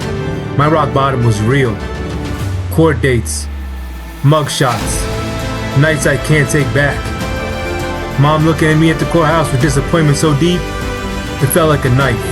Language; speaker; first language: English; native; English